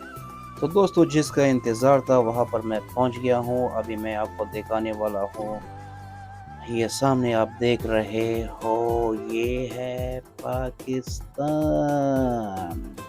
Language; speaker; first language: Hindi; non-native, local second language; Punjabi